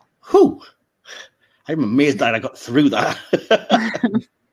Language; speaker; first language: English; native; English